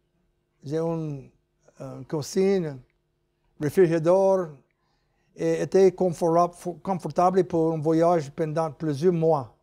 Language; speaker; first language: French; non-native, learner; English